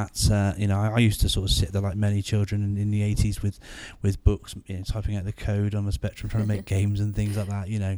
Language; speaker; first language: English; native; English